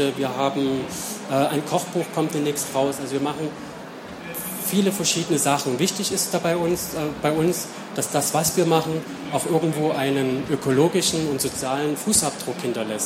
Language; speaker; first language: German; native; German